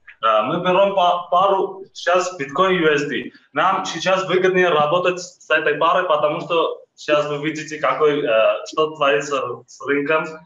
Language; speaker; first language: Russian; non-native, fluent; Armenian